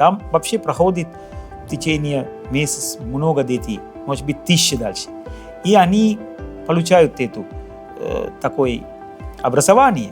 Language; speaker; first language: Russian; non-native, fluent; Sinhala